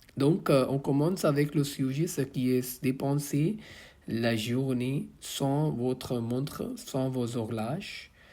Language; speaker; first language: French; non-native, learner; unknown